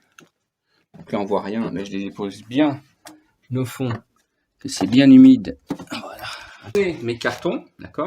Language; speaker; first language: French; native; French